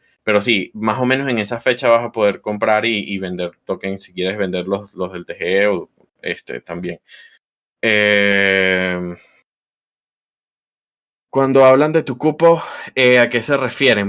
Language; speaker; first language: Spanish; native; Spanish